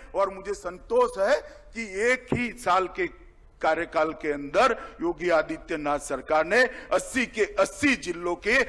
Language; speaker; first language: Hindi; non-native, local second language; Gujarati